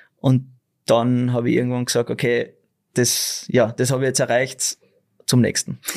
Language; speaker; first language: German; early bilingual, other home language; Dutch